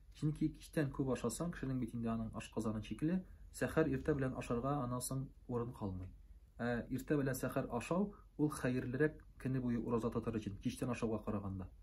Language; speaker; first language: Tatar; native; Tatar